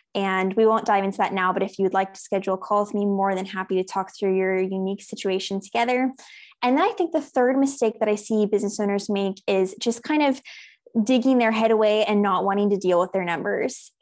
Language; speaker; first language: English; native; English